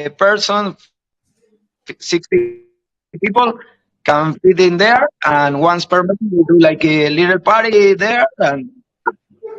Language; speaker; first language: English; non-native, learner; Spanish